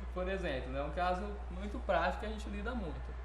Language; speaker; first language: Portuguese; native; Portuguese